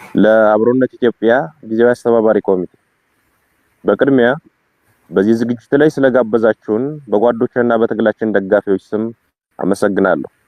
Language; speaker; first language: Amharic; native; Amharic